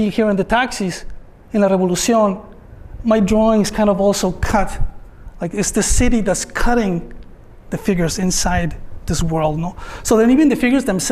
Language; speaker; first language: English; non-native, fluent; Spanish